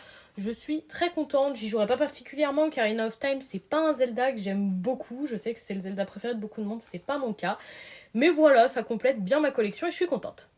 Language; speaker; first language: French; native; French